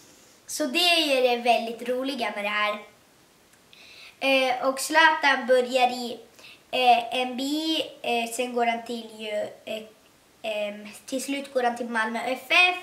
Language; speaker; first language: Swedish; early bilingual, other home language; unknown